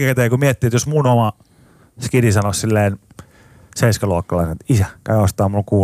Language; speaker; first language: Finnish; native; Finnish